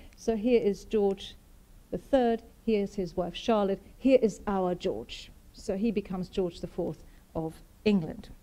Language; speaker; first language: English; non-native, fluent; German